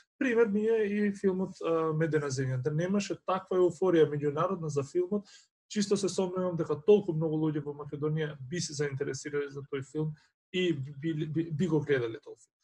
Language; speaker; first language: Macedonian; non-native, local second language; Albanian